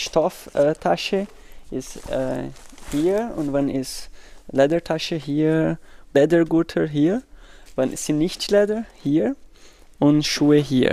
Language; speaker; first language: German; non-native, learner; Portuguese